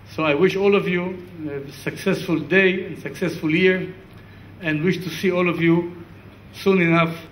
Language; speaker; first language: English; non-native, fluent; Hebrew